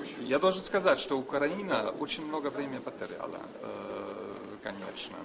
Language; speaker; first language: Russian; non-native, fluent; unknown